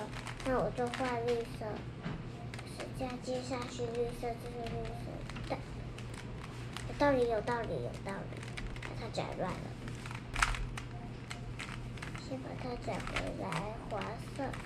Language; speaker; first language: Chinese; native; Chinese